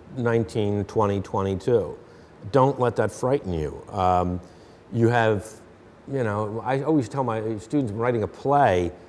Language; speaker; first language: English; native; English